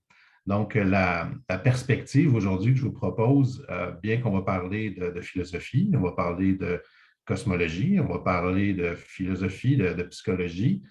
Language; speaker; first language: French; native; French